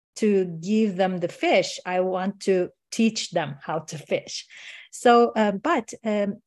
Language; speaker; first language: English; non-native, fluent; Turkish